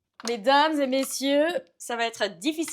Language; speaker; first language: French; non-native, fluent; Portuguese